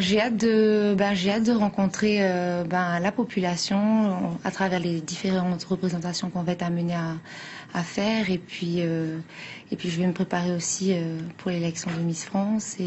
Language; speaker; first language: French; native; French